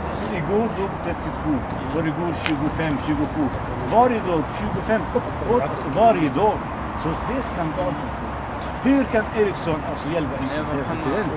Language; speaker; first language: Swedish; non-native, fluent; Arabic